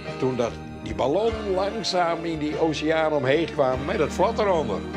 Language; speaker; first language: Dutch; non-native, local second language; Western Frisian